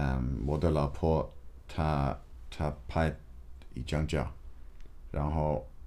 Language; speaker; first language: Chinese; non-native, learner; English